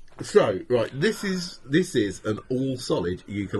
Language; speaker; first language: English; native; English